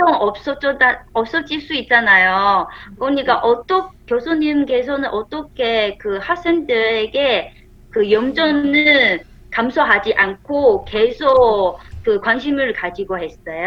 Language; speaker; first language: Korean; non-native, fluent; Chinese